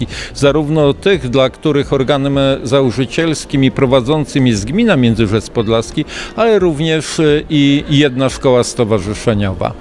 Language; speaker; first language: Polish; native; Polish